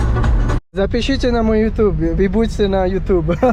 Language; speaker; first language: Russian; non-native, learner; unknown